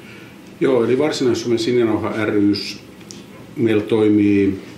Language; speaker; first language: Finnish; native; Finnish